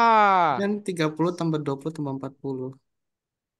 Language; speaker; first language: Indonesian; native; Indonesian